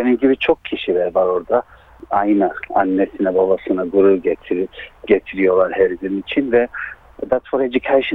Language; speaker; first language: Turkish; early bilingual, heritage; Turkish